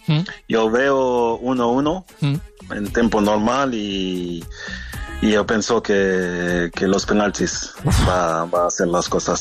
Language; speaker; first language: Spanish; non-native, fluent; French